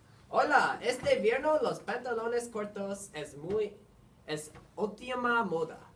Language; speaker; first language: Spanish; non-native, learner; English